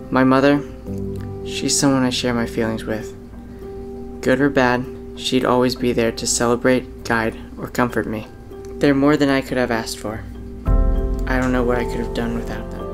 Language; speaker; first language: English; native; English